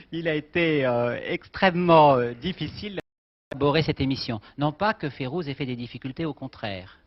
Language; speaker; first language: French; native; French